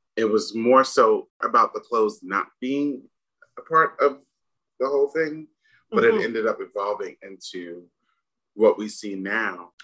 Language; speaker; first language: English; native; English